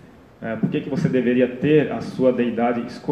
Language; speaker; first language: Portuguese; native; Portuguese